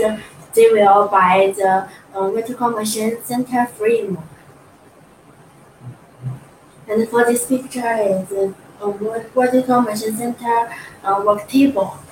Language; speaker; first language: English; non-native, learner; Chinese